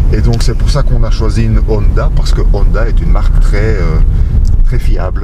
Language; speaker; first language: French; native; French